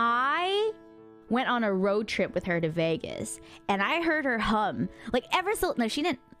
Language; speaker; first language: English; native; English